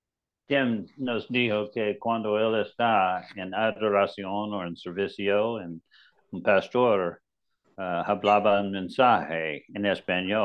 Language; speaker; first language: Spanish; non-native, learner; English